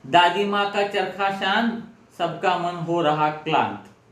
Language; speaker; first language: Hindi; non-native, local second language; Marathi